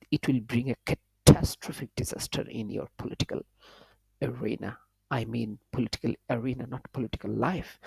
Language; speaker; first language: English; non-native, local second language; Bangla